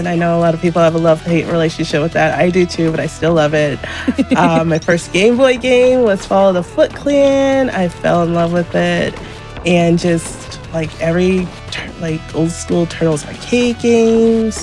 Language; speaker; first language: English; native; English